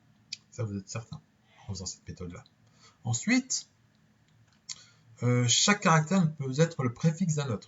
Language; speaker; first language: French; native; French